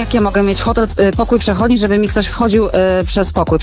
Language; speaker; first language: Polish; native; Polish